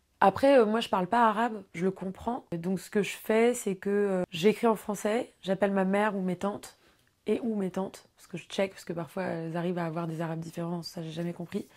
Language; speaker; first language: French; native; French